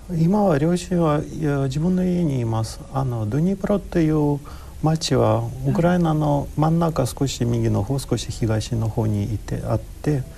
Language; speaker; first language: Japanese; non-native, fluent; Ukrainian